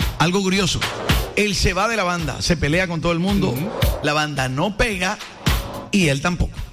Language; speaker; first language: Spanish; native; Spanish